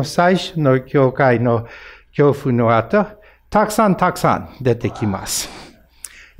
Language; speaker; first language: Japanese; non-native, fluent; English